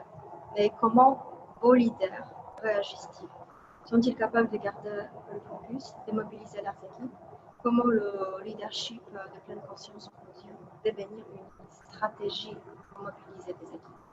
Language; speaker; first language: French; non-native, fluent; Polish